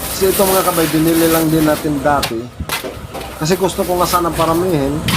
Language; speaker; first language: Filipino; non-native, local second language; Cebuano